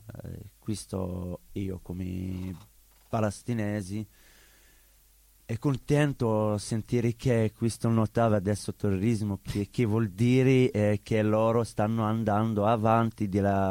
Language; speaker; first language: Italian; non-native, learner; Arabic